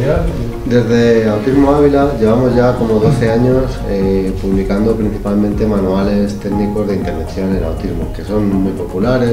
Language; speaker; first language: Spanish; native; Spanish